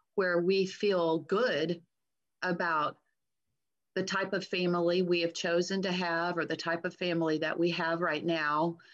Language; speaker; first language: English; native; English